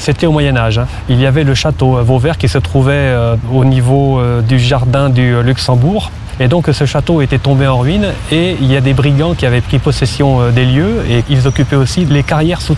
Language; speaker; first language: French; native; French